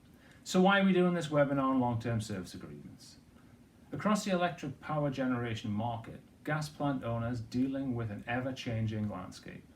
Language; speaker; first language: English; native; English